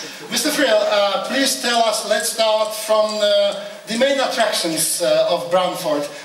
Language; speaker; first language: English; non-native, fluent; Polish